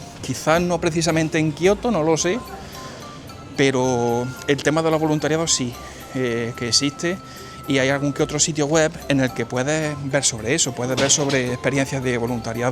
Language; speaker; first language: Spanish; native; Spanish